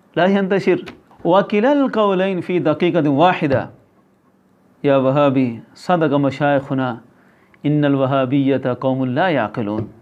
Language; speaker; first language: Arabic; non-native, fluent; Urdu